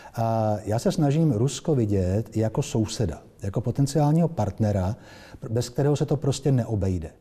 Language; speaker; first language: Czech; native; Czech